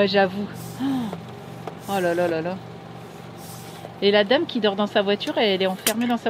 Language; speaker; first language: French; native; French